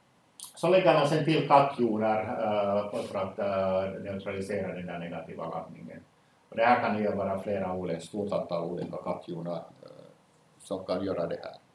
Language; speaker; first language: Swedish; native; Swedish